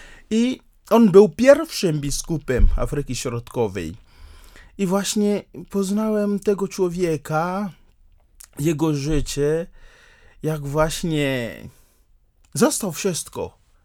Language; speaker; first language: Polish; non-native, fluent; Ewe